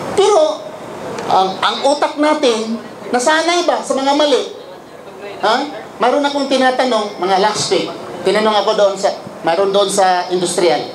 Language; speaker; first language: Filipino; non-native, local second language; Cebuano